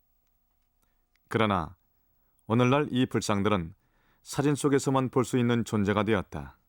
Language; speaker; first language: Korean; native; Korean